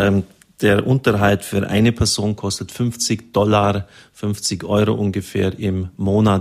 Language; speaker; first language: German; native; German